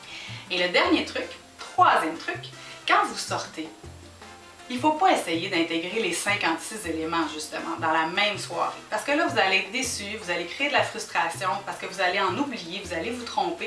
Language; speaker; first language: French; native; French